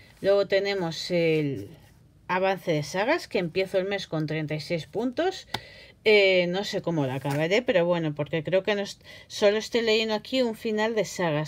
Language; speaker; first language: Spanish; native; Spanish